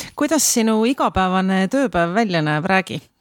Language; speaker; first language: Estonian; native; Estonian